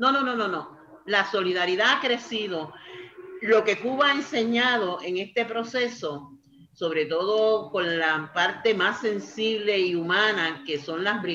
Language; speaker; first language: Spanish; native; Spanish